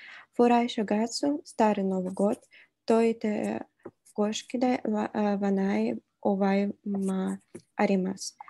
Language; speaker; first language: Japanese; non-native, learner; Russian